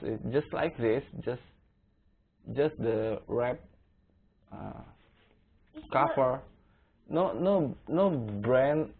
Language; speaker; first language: English; non-native, learner; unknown